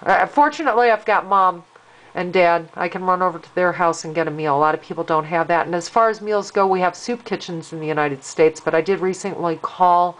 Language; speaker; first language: English; native; English